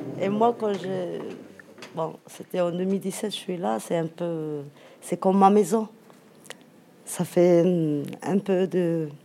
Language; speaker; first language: French; non-native, fluent; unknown